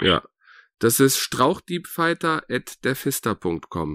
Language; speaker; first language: German; native; German